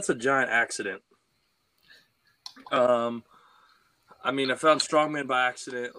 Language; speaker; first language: English; native; English